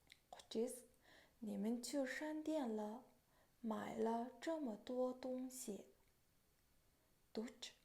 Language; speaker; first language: Chinese; non-native, fluent; Mongolian